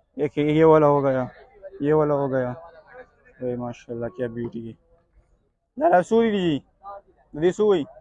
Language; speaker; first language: Urdu; non-native, local second language; Pashto